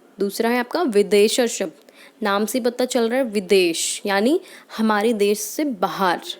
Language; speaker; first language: Hindi; native; Hindi